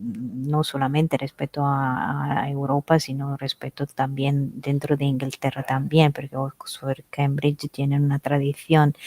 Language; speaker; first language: Spanish; non-native, fluent; Italian